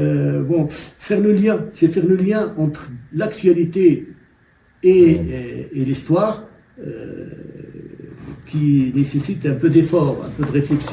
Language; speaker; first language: French; non-native, local second language; Tachelhit